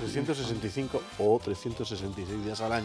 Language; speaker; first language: Spanish; native; Spanish